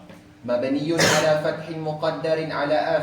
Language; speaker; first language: Arabic; non-native, learner; Malay